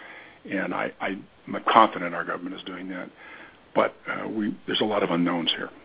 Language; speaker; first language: English; native; English